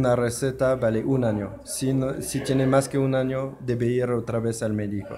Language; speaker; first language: Spanish; non-native, learner; French